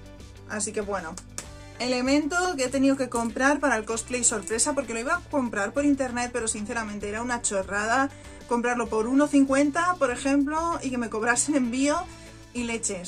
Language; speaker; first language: Spanish; native; Spanish